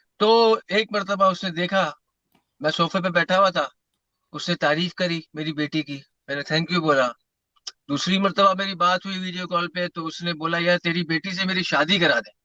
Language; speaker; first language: Urdu; native; Urdu